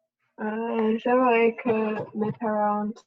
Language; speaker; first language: French; non-native, learner; English